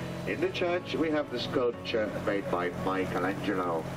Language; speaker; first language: English; non-native, fluent; Dutch